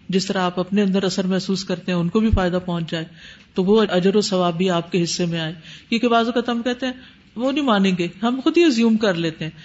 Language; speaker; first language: Urdu; native; Urdu